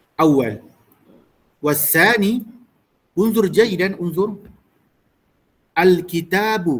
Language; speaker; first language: Arabic; non-native, fluent; Malay